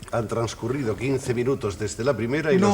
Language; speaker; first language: Spanish; native; Spanish